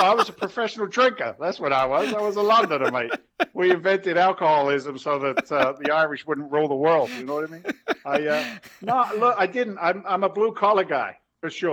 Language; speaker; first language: English; native; English